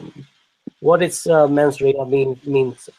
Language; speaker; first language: English; non-native, fluent; Swedish